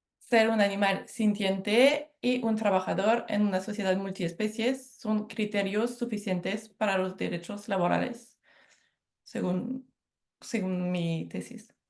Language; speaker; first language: Spanish; non-native, fluent; French